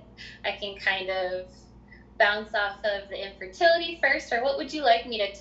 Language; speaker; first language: English; native; English